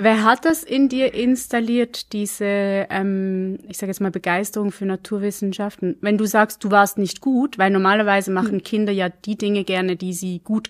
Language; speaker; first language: German; native; German